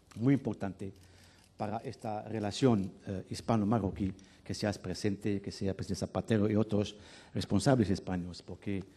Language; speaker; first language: Spanish; non-native, fluent; Arabic